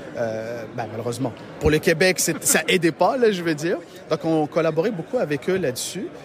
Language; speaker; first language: French; non-native, local second language; Arabic